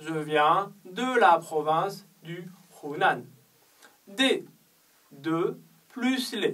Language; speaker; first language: French; non-native, fluent; Chinese